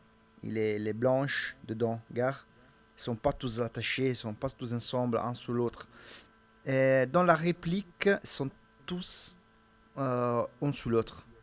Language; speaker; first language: French; non-native, learner; Italian